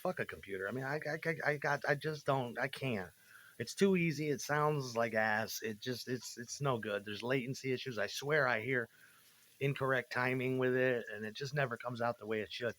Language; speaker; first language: English; native; English